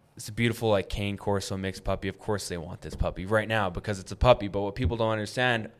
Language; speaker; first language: English; native; English